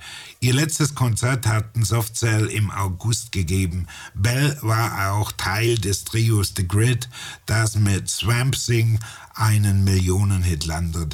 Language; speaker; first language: German; native; German